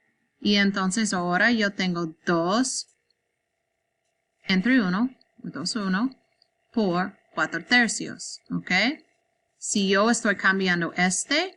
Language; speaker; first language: Spanish; non-native, learner; English